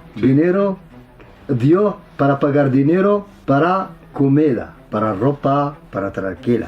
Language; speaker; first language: Spanish; non-native, learner; Arabic